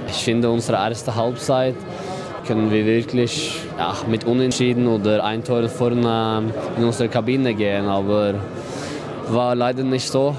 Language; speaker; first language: German; non-native, fluent; Norwegian